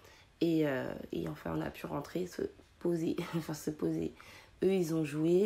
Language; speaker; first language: French; native; French